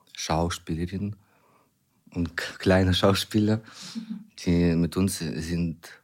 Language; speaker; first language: German; non-native, fluent; Ukrainian